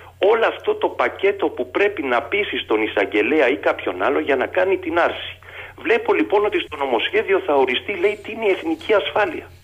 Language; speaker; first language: Greek; native; Greek